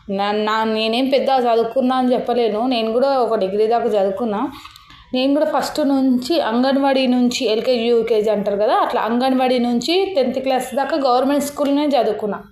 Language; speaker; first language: Telugu; native; Telugu